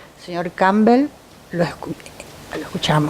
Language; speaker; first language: Spanish; native; Spanish